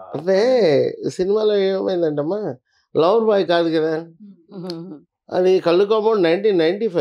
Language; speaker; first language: Telugu; native; Telugu